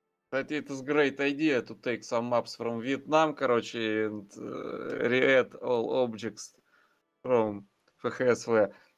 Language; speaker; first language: English; non-native, learner; Russian